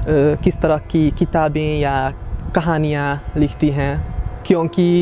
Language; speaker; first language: Hindi; non-native, fluent; Hungarian